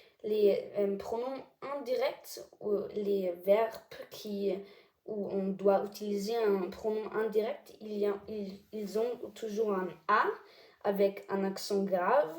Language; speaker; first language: French; non-native, learner; German